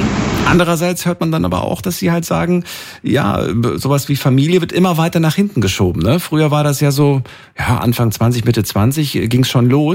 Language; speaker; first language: German; native; German